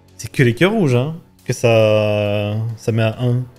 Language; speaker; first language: French; native; French